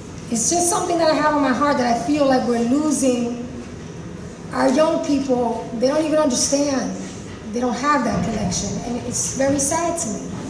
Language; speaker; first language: English; early bilingual, other home language; Spanish